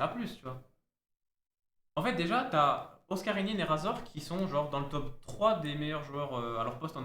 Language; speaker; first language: French; native; French